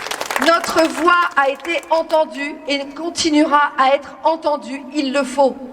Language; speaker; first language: French; native; French